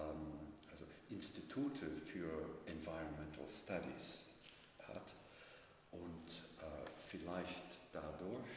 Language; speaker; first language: German; non-native, fluent; English